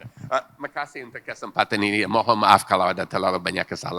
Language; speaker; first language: Indonesian; non-native, fluent; English